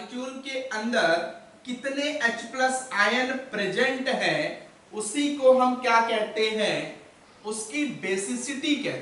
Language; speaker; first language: Hindi; native; Hindi